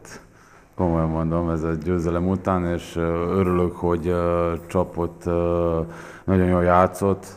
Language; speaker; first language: Hungarian; non-native, learner; Serbian